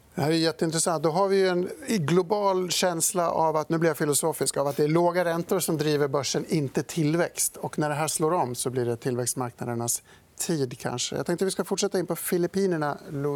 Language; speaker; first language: Swedish; native; Swedish